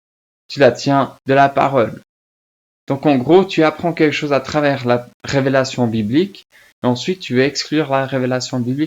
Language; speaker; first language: French; native; French